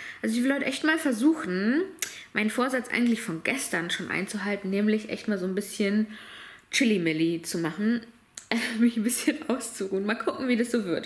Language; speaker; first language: German; native; German